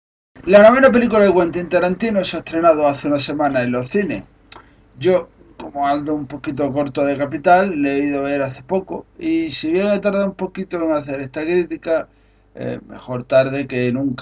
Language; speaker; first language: Spanish; native; Spanish